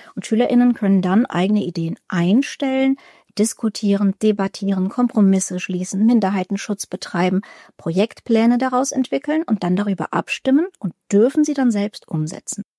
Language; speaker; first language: German; early bilingual, other home language; Russian